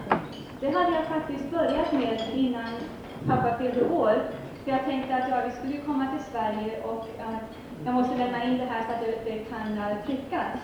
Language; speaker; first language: Swedish; early bilingual, heritage; Swedish